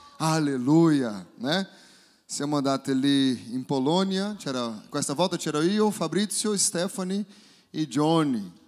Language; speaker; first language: Italian; non-native, fluent; Portuguese